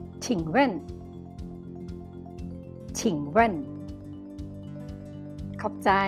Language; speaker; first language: Chinese; non-native, fluent; Thai